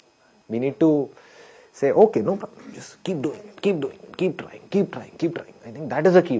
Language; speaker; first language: English; non-native, local second language; Hindi